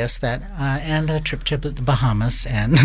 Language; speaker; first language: English; native; English